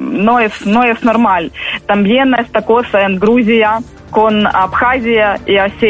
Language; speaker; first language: Spanish; non-native, fluent; Ukrainian